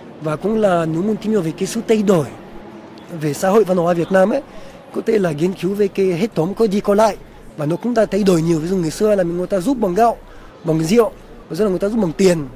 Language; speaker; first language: Vietnamese; non-native, fluent; French